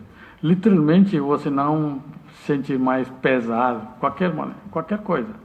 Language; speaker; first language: Portuguese; non-native, learner; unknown